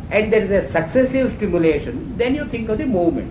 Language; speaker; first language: English; non-native, local second language; Kannada